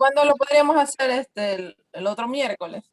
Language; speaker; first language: Spanish; native; Spanish